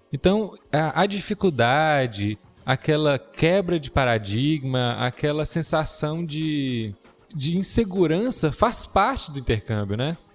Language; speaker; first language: Portuguese; native; Portuguese